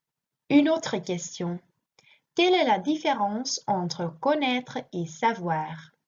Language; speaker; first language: French; non-native, learner; Dutch